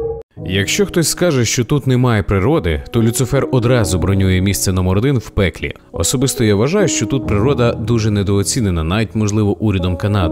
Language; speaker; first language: Ukrainian; native; Ukrainian